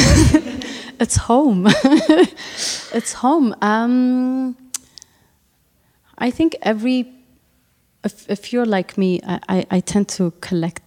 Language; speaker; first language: English; non-native, fluent; Tigrinya